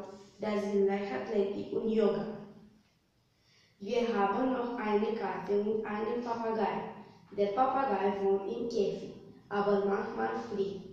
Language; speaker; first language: German; non-native, learner; Romanian